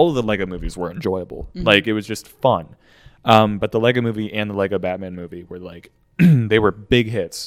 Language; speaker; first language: English; native; English